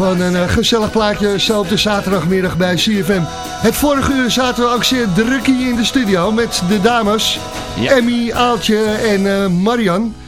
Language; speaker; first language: Dutch; native; Dutch